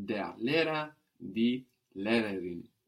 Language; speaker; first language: German; non-native, fluent; English